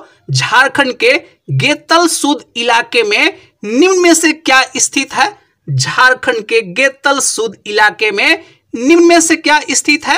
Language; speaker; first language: Hindi; native; Hindi